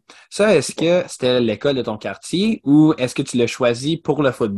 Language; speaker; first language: French; native; French